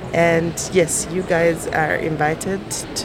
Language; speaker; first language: English; non-native, local second language; Bemba